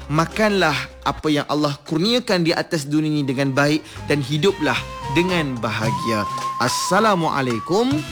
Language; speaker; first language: Malay; native; Malay